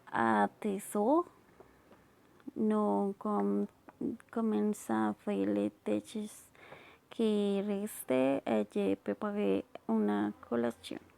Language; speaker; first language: French; non-native, learner; Spanish